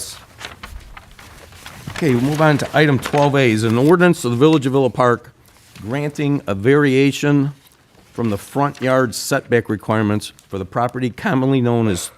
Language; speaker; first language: English; native; English